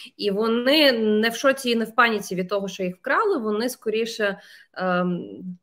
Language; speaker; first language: Ukrainian; native; Ukrainian